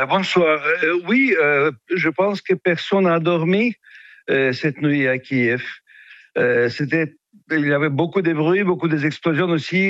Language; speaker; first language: French; non-native, fluent; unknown